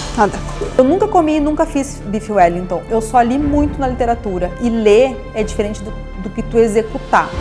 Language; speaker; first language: Portuguese; non-native, fluent; Greek